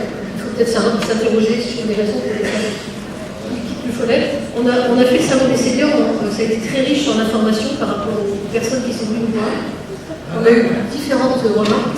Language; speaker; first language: French; native; French